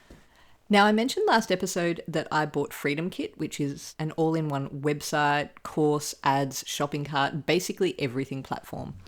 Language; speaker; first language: English; native; English